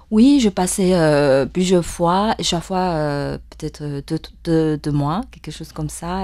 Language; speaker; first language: French; non-native, fluent; Chinese